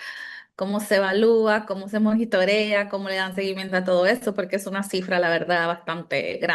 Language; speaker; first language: Spanish; native; Spanish